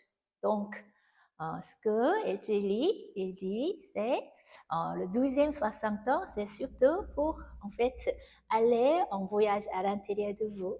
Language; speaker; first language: French; non-native, fluent; Korean